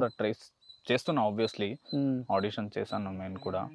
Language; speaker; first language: Telugu; non-native, learner; Kannada